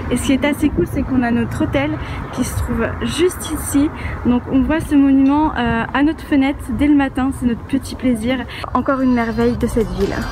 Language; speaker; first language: French; native; French